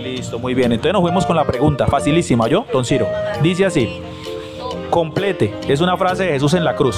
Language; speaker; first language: Spanish; native; Spanish